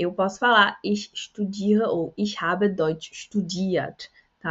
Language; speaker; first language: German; non-native, fluent; Portuguese